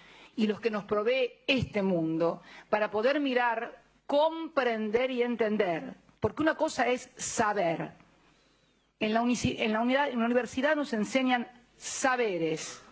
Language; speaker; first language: Spanish; native; Spanish